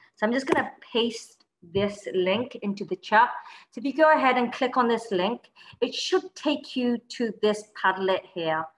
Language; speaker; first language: English; native; English